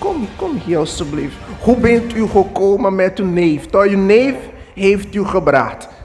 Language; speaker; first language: Dutch; non-native, fluent; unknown